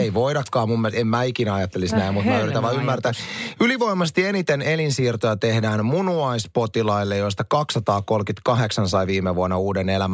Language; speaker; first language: Finnish; native; Finnish